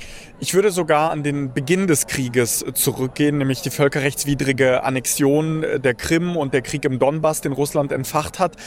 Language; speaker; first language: German; early bilingual, other home language; Russian